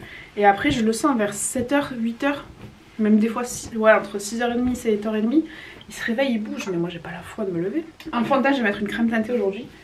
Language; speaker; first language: French; native; French